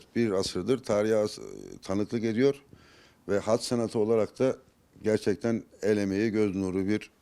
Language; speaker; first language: Turkish; native; Turkish